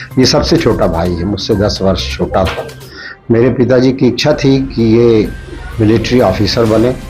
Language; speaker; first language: Hindi; native; Hindi